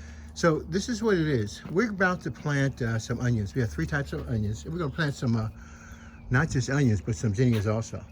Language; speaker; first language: English; native; English